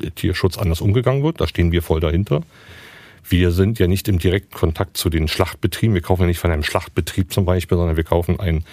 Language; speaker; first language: German; native; German